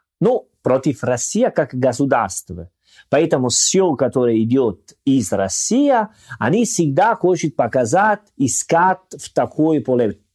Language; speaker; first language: Russian; non-native, learner; Italian